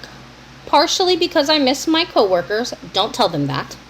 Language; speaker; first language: English; native; English